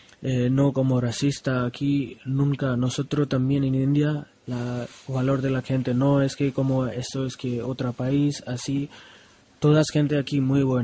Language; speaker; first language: Spanish; non-native, learner; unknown